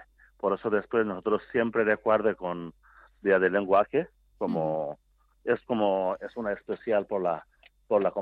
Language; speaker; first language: Spanish; non-native, learner; Bangla